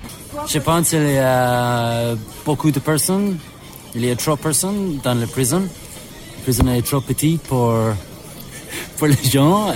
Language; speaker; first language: French; non-native, learner; English